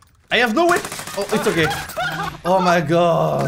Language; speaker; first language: English; non-native, learner; French